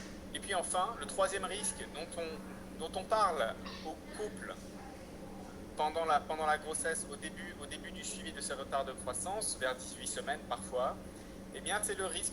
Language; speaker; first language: French; native; French